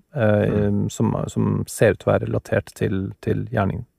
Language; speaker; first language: Norwegian; native; Norwegian